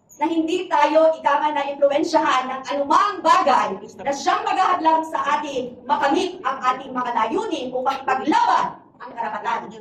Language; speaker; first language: Filipino; native; Filipino